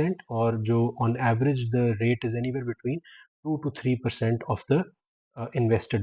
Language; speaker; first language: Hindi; non-native, local second language; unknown